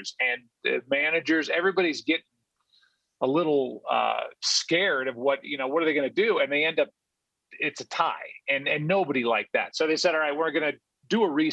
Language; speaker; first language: English; native; English